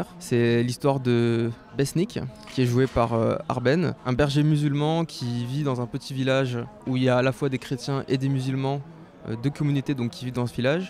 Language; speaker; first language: French; native; French